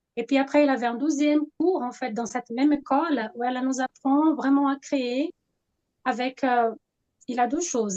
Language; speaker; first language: French; non-native, fluent; Portuguese